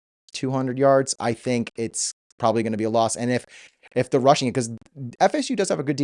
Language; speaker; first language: English; native; English